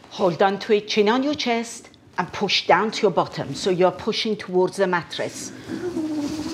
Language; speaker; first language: English; non-native, fluent; Persian